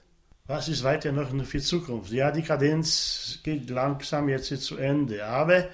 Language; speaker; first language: German; non-native, local second language; Polish